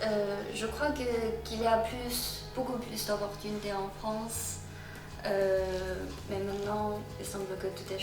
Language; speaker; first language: French; non-native, fluent; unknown